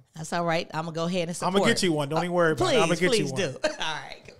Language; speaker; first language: English; native; English